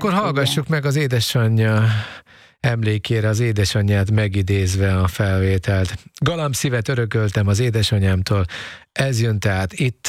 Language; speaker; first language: Hungarian; native; Hungarian